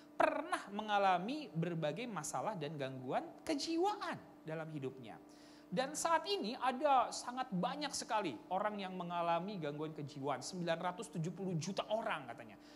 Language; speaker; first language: Indonesian; native; Indonesian